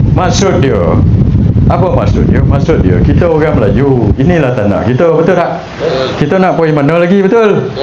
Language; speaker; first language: Malay; native; Malay